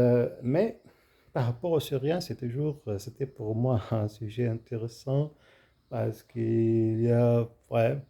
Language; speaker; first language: French; non-native, fluent; Arabic